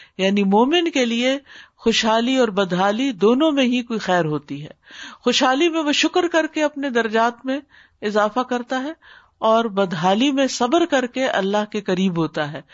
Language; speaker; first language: Urdu; native; Urdu